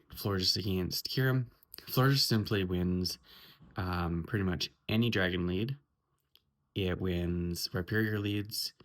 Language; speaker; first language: English; native; English